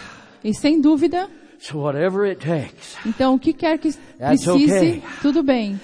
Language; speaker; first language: Portuguese; native; Portuguese